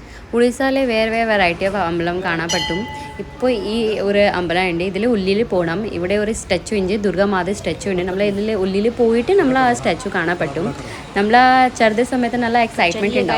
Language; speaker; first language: Malayalam; non-native, learner; Hindi